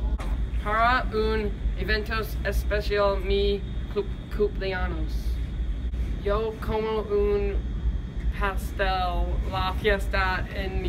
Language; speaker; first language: Spanish; non-native, learner; English